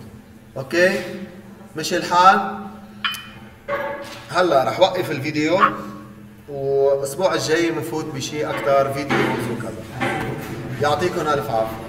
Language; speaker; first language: Arabic; native; Arabic